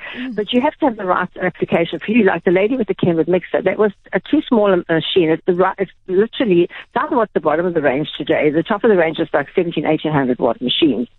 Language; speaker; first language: English; native; English